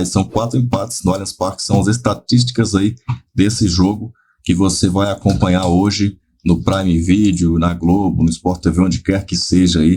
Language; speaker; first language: Portuguese; native; Portuguese